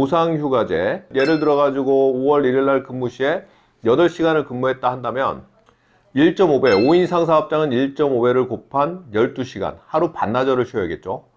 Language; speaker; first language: Korean; native; Korean